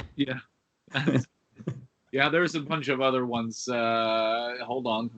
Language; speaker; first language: English; non-native, fluent; Swedish